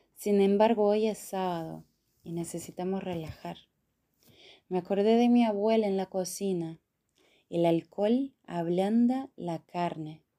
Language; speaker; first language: Spanish; non-native, fluent; Portuguese